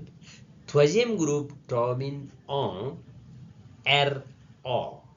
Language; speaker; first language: French; non-native, learner; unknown